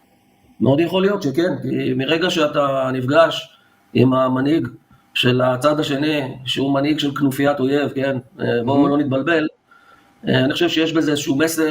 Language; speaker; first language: Hebrew; native; Hebrew